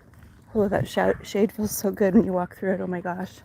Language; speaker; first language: English; native; English